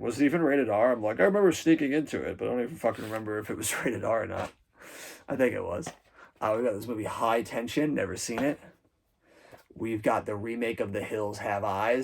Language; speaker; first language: English; native; English